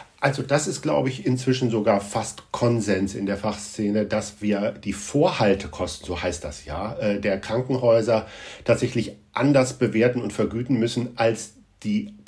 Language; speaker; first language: German; native; German